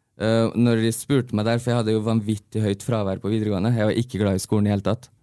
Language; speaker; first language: Norwegian; early bilingual, heritage; Norwegian